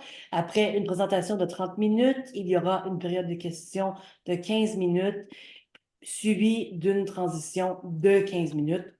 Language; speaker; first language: French; native; French